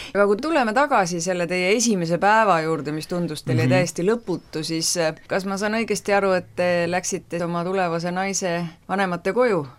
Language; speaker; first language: Estonian; native; Estonian